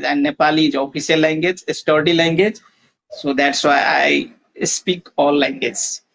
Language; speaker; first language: English; non-native, learner; Maithili